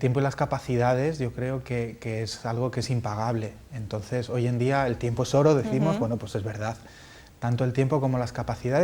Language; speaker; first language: Spanish; native; Spanish